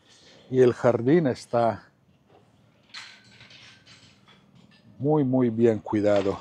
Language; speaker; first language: Spanish; non-native, fluent; Italian